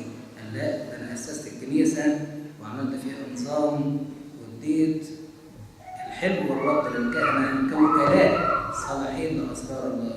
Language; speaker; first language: Arabic; native; Arabic